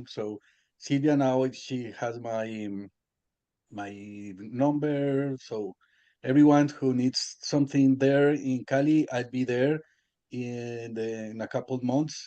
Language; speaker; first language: English; non-native, learner; Spanish